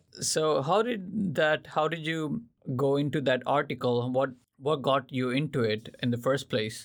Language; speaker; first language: English; non-native, fluent; Urdu